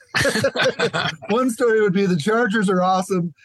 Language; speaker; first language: English; native; English